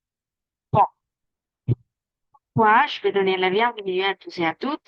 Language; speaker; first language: French; non-native, fluent; Spanish